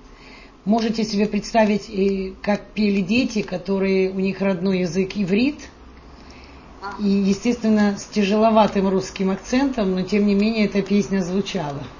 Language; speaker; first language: Russian; native; Russian